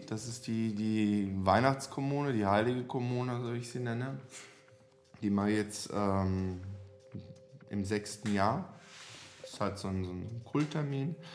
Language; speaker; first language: German; non-native, fluent; Serbian